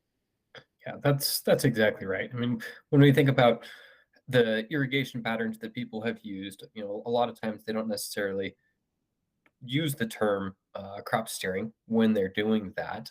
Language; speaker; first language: English; native; English